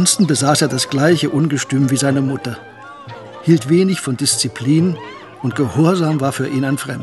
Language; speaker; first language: German; native; German